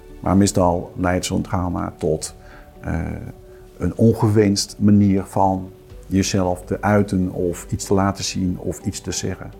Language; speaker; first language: Dutch; non-native, fluent; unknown